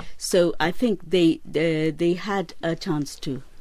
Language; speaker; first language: English; non-native, local second language; Bangla